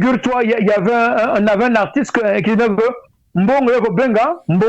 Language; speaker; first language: French; non-native, local second language; Lingala